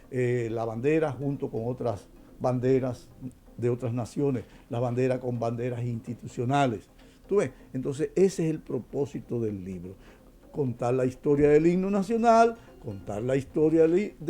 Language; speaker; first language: Spanish; native; Spanish